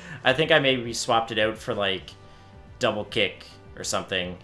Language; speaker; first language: English; native; English